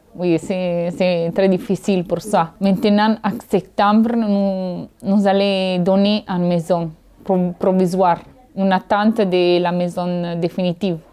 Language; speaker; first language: French; non-native, learner; Italian